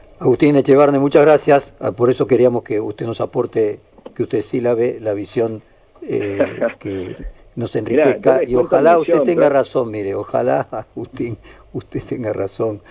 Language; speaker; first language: Spanish; native; Spanish